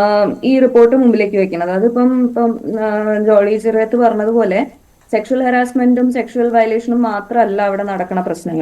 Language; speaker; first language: Malayalam; native; Malayalam